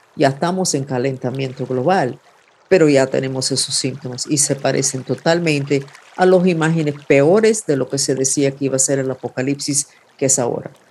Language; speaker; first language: Spanish; non-native, fluent; English